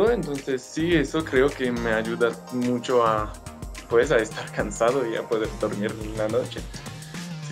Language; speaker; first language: Spanish; non-native, fluent; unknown